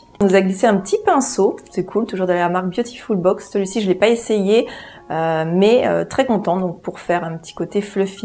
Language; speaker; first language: French; native; French